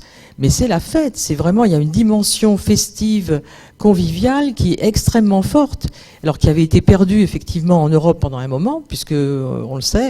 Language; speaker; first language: French; native; French